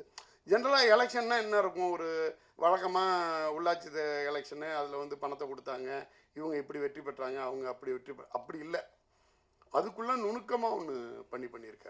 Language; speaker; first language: Tamil; native; Tamil